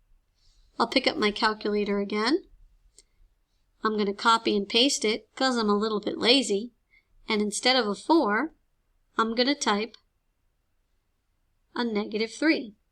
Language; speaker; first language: English; native; English